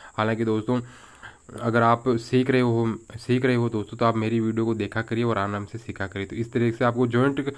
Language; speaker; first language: Hindi; native; Hindi